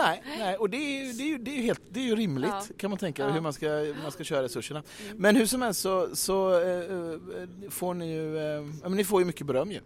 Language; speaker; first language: Swedish; native; Swedish